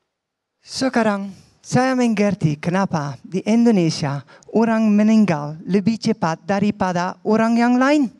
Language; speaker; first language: Indonesian; non-native, learner; Dutch